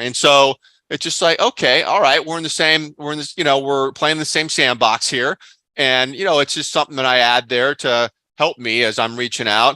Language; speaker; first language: English; native; English